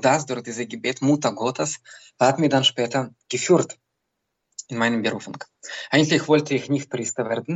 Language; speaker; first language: German; non-native, fluent; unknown